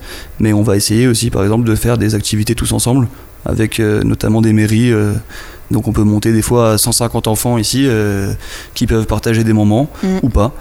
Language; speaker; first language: French; native; French